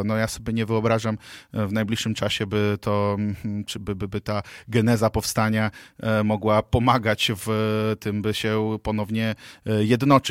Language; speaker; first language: Polish; native; Polish